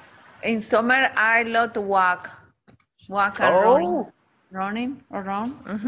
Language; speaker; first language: English; non-native, learner; Spanish